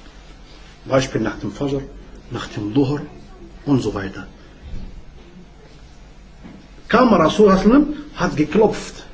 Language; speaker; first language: German; non-native, learner; Arabic